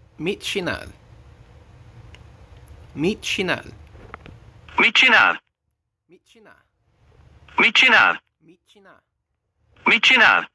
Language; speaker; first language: Hungarian; non-native, learner; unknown